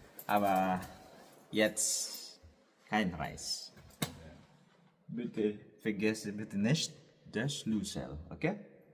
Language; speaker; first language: German; non-native, learner; Filipino